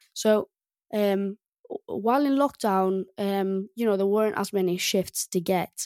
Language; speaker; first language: English; non-native, fluent; Greek